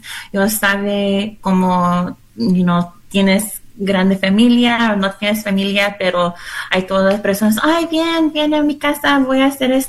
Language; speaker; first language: Spanish; non-native, learner; English